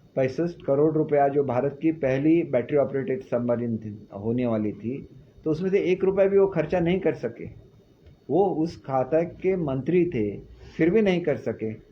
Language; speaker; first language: Hindi; non-native, local second language; Marathi